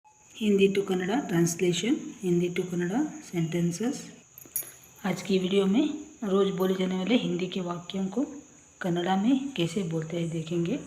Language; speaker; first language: Hindi; non-native, local second language; Kannada